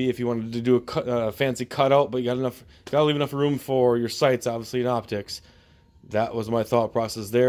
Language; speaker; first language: English; native; English